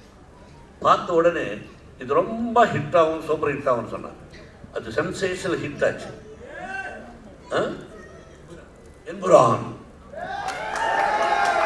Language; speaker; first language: Tamil; non-native, learner; Telugu